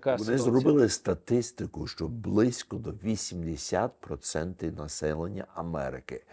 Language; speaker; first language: Ukrainian; early bilingual, heritage; Ukrainian